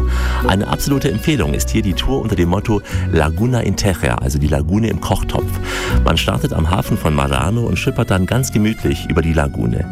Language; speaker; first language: German; native; German